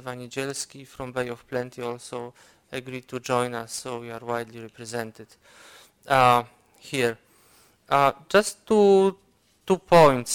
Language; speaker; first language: English; non-native, fluent; Polish